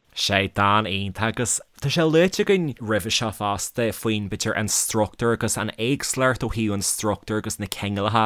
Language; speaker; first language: Irish; native; Irish